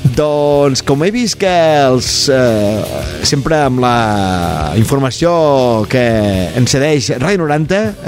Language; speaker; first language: Catalan; non-native, local second language; Spanish